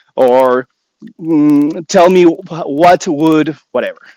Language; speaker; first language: English; non-native, fluent; Spanish